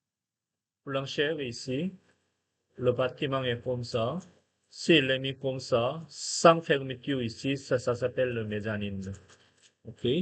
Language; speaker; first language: French; non-native, fluent; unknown